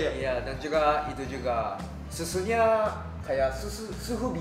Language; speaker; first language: Indonesian; non-native, fluent; Japanese